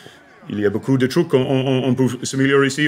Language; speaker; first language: French; non-native, learner; English